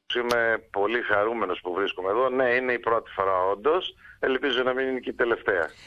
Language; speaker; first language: Greek; early bilingual, heritage; Greek